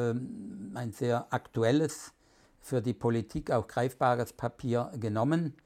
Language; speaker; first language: German; native; German